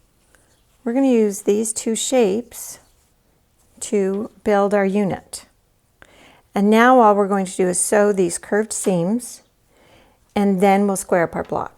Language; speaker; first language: English; native; English